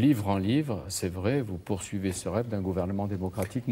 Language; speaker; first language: French; native; French